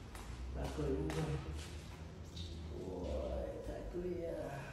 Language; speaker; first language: Russian; non-native, learner; Turkmen